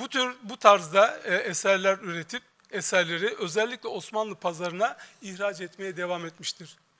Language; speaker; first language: Turkish; native; Turkish